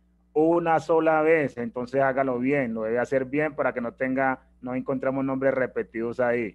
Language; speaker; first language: Spanish; native; Spanish